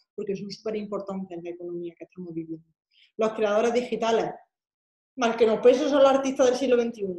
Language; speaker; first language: Spanish; native; Spanish